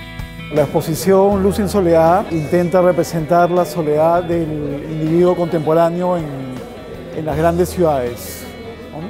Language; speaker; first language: Spanish; native; Spanish